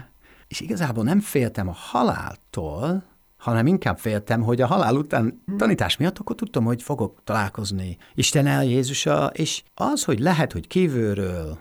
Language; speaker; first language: Hungarian; non-native, fluent; English